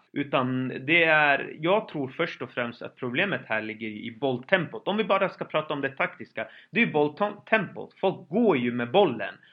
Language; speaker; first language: Swedish; early bilingual, other home language; Kurdish